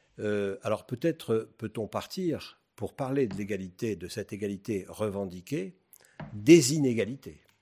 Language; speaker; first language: French; native; French